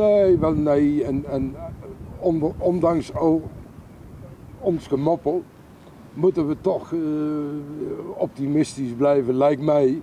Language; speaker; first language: Dutch; native; Dutch